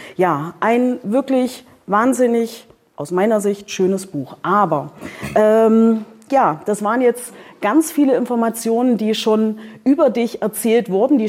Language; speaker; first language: German; native; German